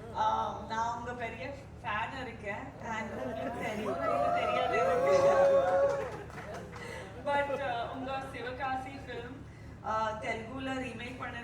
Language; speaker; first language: Tamil; non-native, fluent; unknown